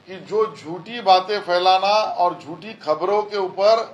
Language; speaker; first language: Hindi; non-native, local second language; Marathi